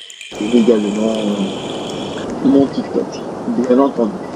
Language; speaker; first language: French; native; French